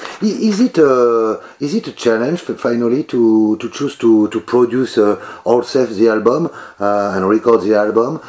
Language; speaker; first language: English; non-native, learner; French